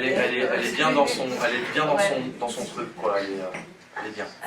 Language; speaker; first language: French; native; French